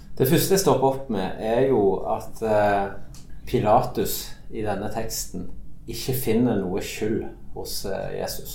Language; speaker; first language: Norwegian; native; Norwegian